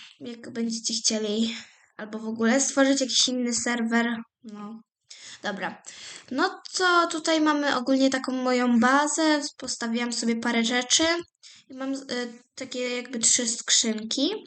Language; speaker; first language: Polish; native; Polish